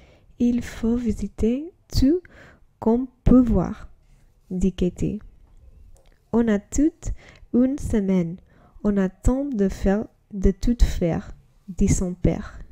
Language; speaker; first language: French; non-native, learner; English